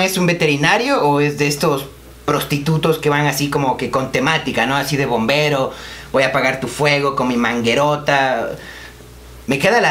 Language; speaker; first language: Spanish; native; Spanish